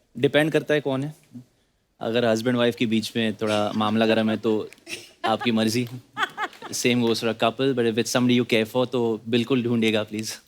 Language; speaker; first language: Hindi; native; Hindi